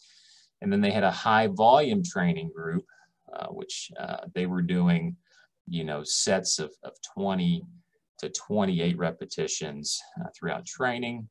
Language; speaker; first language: English; native; English